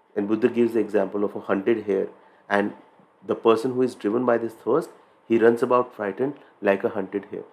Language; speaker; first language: English; non-native, local second language; Hindi